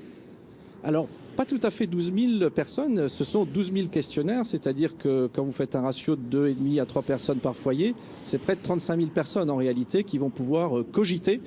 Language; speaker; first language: French; native; French